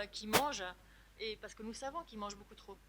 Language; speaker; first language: French; native; French